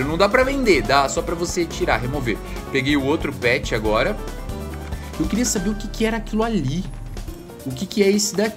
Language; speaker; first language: Portuguese; native; Portuguese